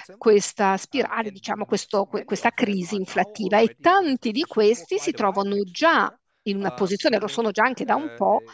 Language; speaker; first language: Italian; native; Italian